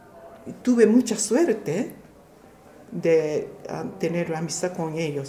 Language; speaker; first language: Spanish; non-native, fluent; Japanese